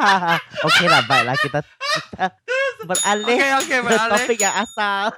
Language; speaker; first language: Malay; non-native, local second language; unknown